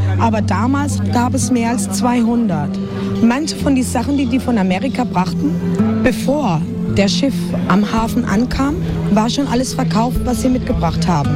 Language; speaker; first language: German; non-native, fluent; Spanish